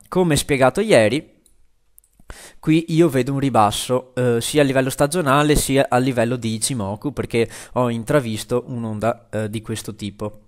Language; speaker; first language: Italian; native; Italian